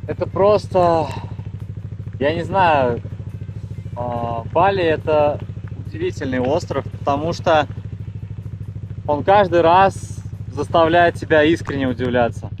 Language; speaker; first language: Russian; native; Russian